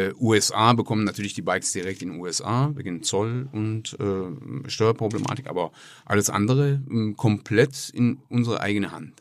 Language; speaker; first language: German; non-native, fluent; Persian